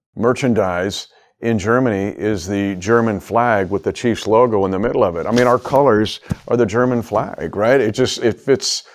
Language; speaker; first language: English; native; English